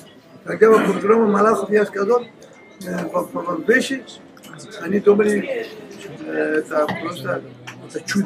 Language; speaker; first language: Russian; non-native, learner; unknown